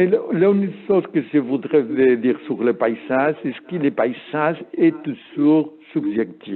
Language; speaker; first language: French; non-native, learner; Spanish